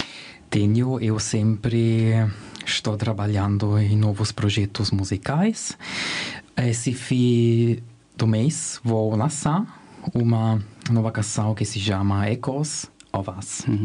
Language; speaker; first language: Portuguese; non-native, fluent; German